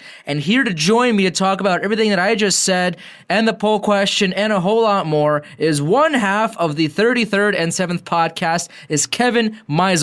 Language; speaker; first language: English; native; English